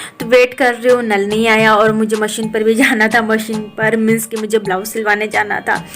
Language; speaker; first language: Hindi; native; Hindi